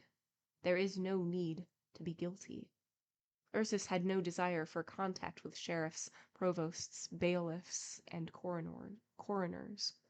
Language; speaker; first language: English; native; English